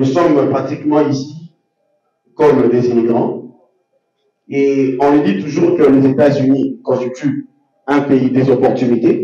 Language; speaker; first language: French; non-native, local second language; Lingala